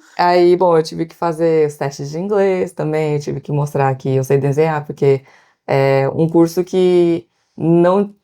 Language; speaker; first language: Portuguese; native; Portuguese